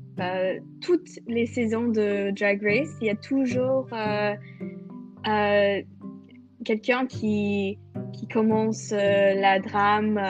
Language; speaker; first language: French; non-native, fluent; English